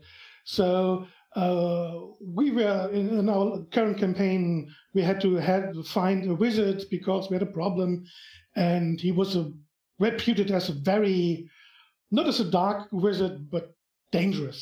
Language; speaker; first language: English; non-native, fluent; German